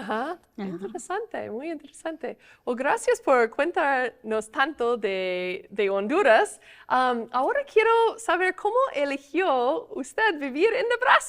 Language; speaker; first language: Spanish; non-native, fluent; English